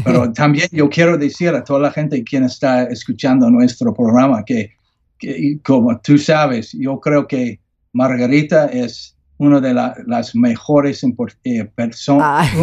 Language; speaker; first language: Spanish; non-native, learner; English